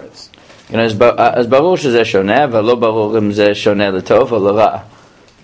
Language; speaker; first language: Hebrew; non-native, fluent; English